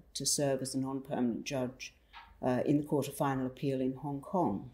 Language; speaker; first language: English; native; English